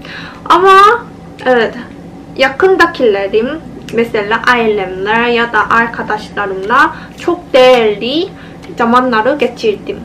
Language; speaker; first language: Turkish; non-native, fluent; Korean